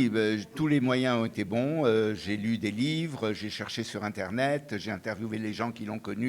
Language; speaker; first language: French; non-native, fluent; Italian